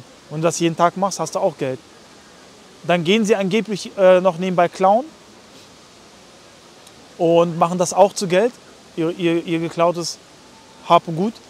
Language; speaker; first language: German; native; German